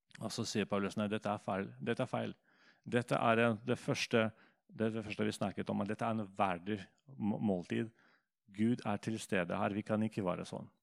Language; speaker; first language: Norwegian; non-native, fluent; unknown